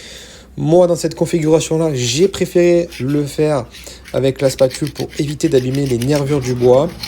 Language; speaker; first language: French; native; French